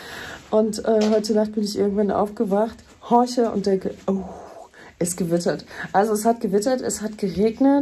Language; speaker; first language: German; native; German